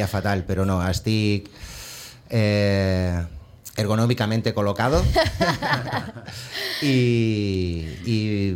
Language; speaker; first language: Catalan; non-native, local second language; Spanish